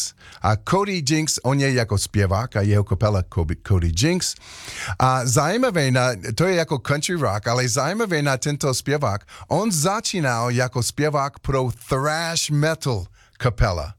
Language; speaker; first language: Czech; non-native, learner; English